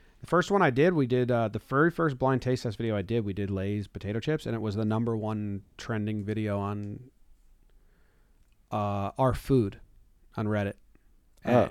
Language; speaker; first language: English; native; English